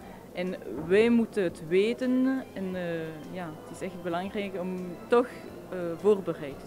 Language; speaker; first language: Dutch; non-native, local second language; French